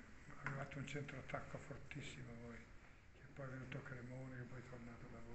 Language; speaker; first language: Italian; native; Italian